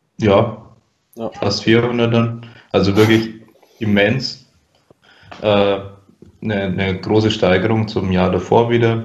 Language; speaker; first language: German; native; German